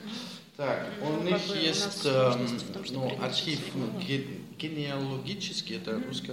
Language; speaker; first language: Russian; non-native, learner; Dutch